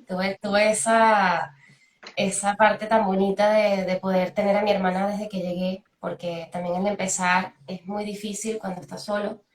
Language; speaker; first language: Spanish; native; Spanish